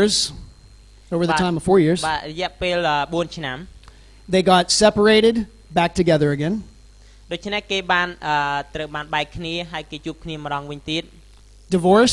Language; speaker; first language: English; native; English